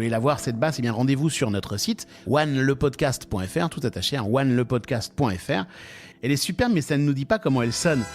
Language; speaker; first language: French; native; French